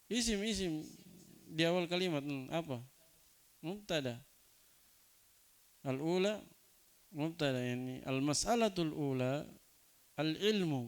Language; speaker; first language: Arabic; non-native, fluent; Indonesian